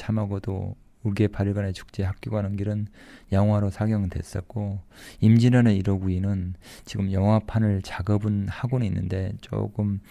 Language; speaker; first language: Korean; native; Korean